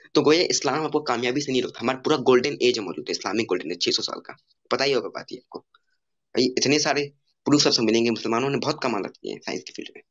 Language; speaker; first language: Hindi; native; Hindi